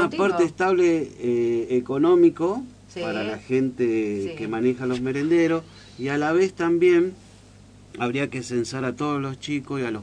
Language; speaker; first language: Spanish; native; Spanish